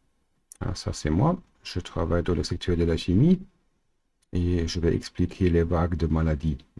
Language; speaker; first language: French; non-native, learner; German